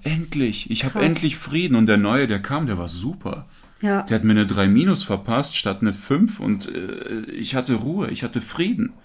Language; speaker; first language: German; native; German